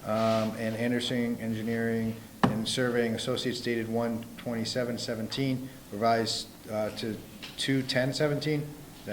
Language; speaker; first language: English; native; English